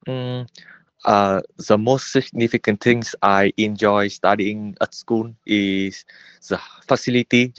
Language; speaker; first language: English; non-native, learner; Vietnamese